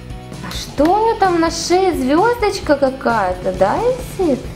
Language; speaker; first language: Russian; native; Russian